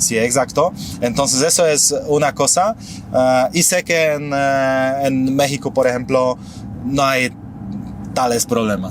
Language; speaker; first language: Spanish; non-native, fluent; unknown